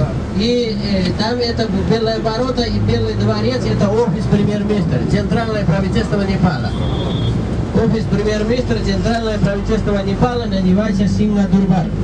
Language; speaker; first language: Russian; non-native, learner; Nepali